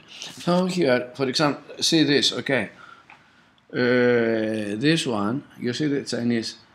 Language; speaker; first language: English; non-native, fluent; Greek